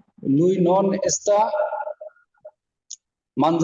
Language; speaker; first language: Italian; non-native, learner; Bangla